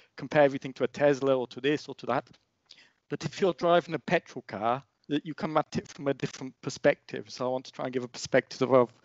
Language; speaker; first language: English; native; English